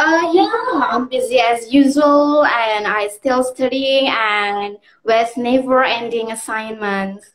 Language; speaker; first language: English; non-native, learner; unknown